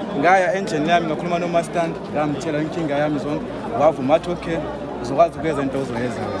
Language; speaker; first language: Zulu; non-native, fluent; Nyanja